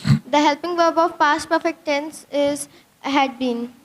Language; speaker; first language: English; non-native, learner; Hindi